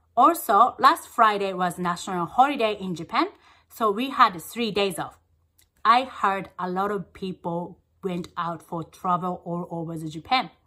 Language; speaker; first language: English; non-native, fluent; Japanese